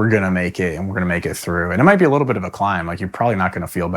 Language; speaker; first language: English; native; English